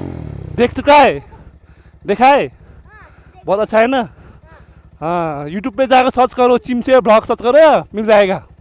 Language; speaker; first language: Hindi; non-native, learner; Nepali